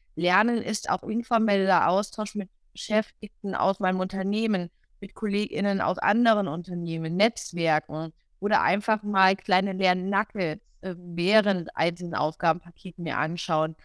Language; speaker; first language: German; non-native, fluent; English